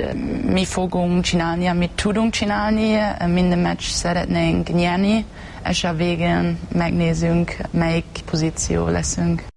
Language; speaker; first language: Hungarian; non-native, learner; German